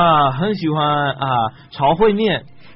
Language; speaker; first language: Chinese; non-native, learner; English